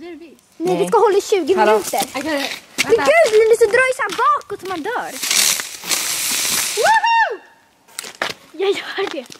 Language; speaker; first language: Swedish; native; Swedish